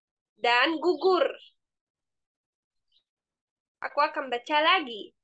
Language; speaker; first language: Indonesian; non-native, fluent; Arabic